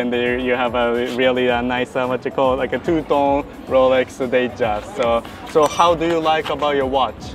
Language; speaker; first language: English; non-native, fluent; Japanese